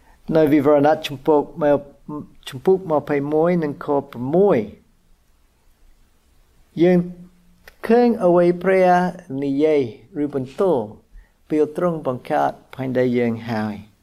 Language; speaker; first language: Khmer; non-native, fluent; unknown